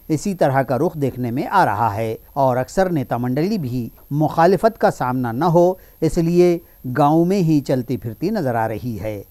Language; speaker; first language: Hindi; non-native, local second language; Urdu